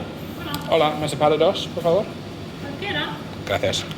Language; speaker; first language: Spanish; non-native, learner; English